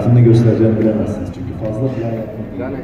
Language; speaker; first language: Turkish; native; Turkish